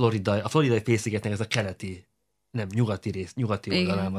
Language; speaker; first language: Hungarian; native; Hungarian